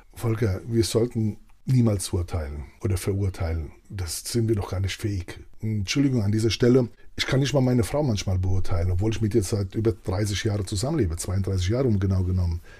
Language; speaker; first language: German; early bilingual, other home language; Italian